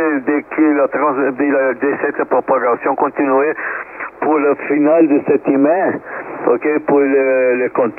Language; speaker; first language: French; non-native, learner; Portuguese